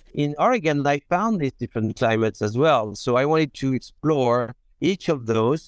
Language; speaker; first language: English; non-native, fluent; French